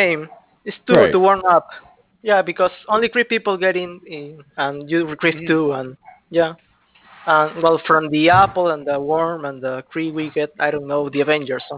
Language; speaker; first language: English; non-native, fluent; Spanish